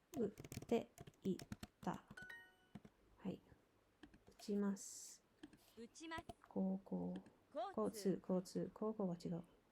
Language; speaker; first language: Japanese; non-native, learner; English